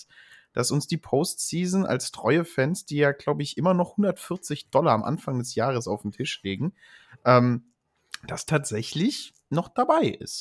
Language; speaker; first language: German; native; German